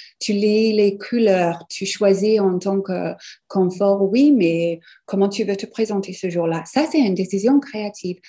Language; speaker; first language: French; non-native, fluent; English